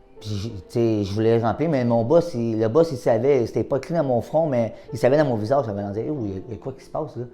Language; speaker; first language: French; native; French